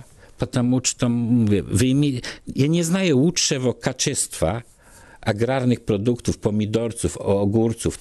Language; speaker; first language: Russian; non-native, learner; Polish